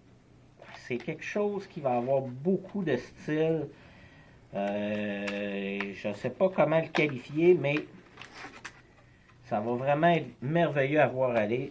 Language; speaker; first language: French; native; French